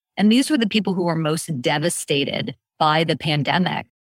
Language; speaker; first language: English; native; English